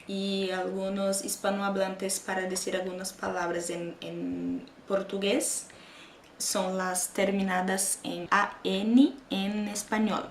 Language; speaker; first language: Spanish; non-native, fluent; Portuguese